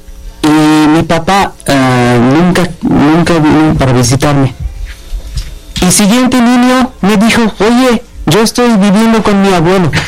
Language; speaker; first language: Spanish; non-native, learner; Bangla